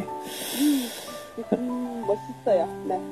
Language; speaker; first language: Korean; non-native, learner; Chinese